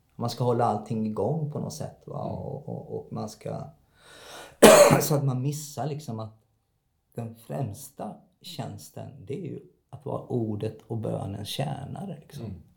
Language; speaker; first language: Swedish; native; Swedish